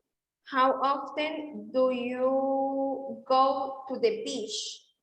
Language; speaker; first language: English; non-native, fluent; Spanish